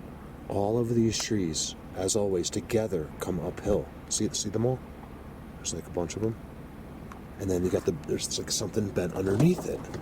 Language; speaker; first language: English; native; English